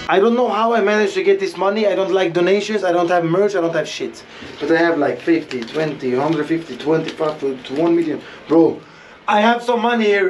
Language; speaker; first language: English; non-native, fluent; Swedish